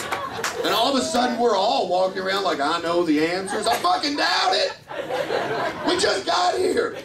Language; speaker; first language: English; native; English